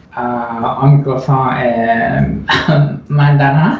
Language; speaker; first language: French; non-native, learner; Chinese